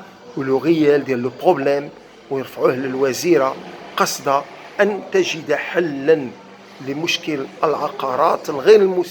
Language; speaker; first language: Arabic; native; Arabic